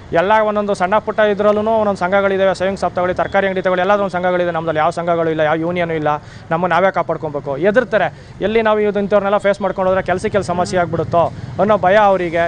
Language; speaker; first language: Kannada; native; Kannada